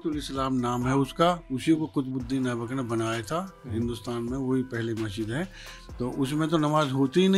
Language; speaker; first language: Hindi; native; Hindi